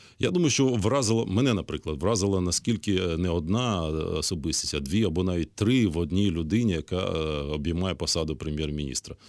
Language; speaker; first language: Ukrainian; native; Ukrainian